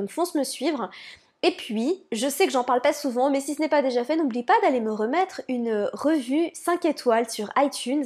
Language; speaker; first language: French; native; French